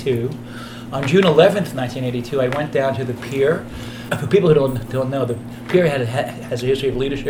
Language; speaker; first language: English; native; English